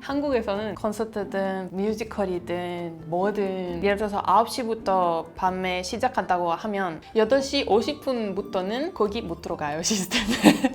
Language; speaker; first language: Korean; non-native, fluent; Italian